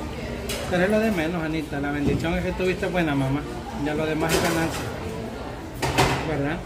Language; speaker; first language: Spanish; native; Spanish